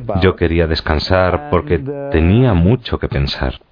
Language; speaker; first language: Spanish; non-native, fluent; German